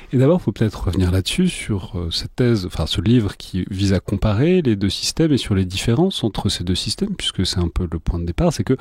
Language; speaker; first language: French; native; French